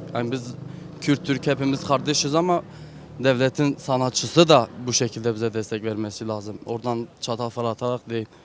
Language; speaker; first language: Turkish; non-native, local second language; Kurdish